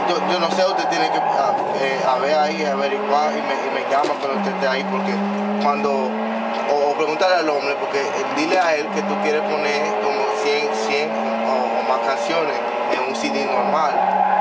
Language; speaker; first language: Spanish; early bilingual, heritage; Spanish